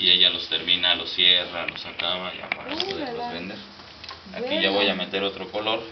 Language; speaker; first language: Spanish; native; Spanish